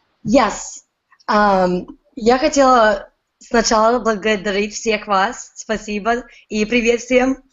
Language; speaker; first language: Russian; early bilingual, heritage; Russian